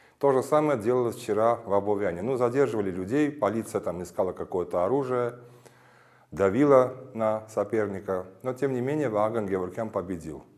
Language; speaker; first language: Russian; non-native, local second language; Armenian